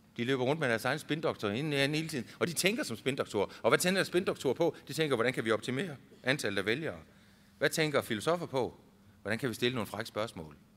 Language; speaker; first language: Danish; native; Danish